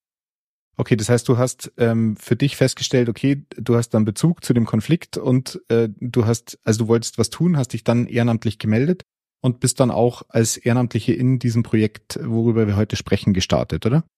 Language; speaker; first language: German; native; German